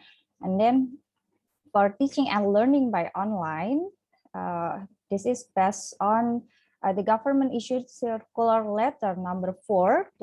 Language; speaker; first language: English; non-native, fluent; Indonesian